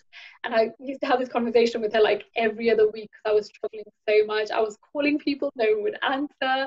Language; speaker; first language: English; native; English